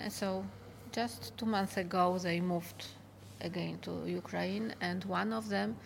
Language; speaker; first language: English; non-native, fluent; Polish